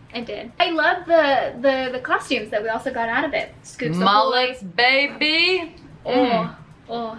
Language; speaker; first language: English; native; English